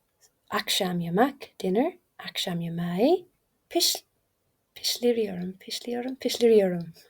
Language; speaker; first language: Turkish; non-native, learner; English